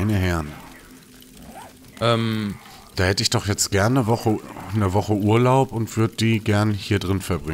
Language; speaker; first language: German; native; German